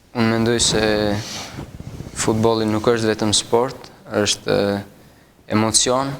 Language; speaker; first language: Albanian; early bilingual, heritage; Albanian